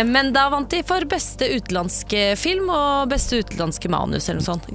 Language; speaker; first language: Norwegian; native; Norwegian